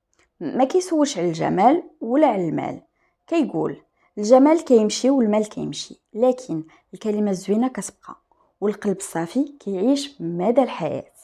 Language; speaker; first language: Arabic; native; Arabic